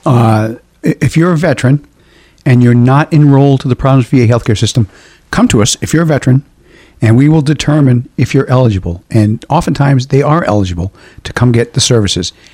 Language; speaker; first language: English; native; English